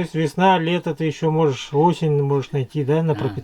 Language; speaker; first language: Russian; native; Russian